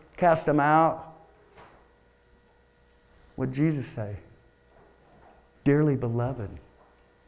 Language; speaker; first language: English; native; English